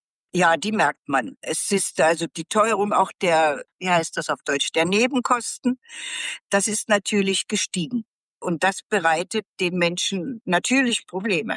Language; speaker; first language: German; native; German